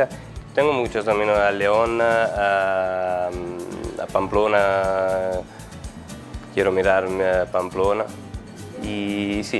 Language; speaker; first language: Spanish; non-native, learner; Italian